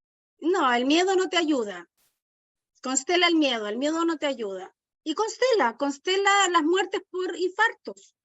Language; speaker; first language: Spanish; native; Spanish